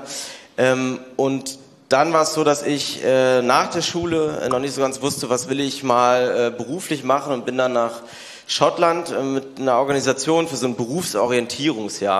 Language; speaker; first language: German; native; German